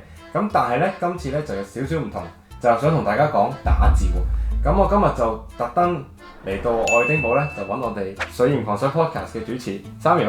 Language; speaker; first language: Cantonese; native; Cantonese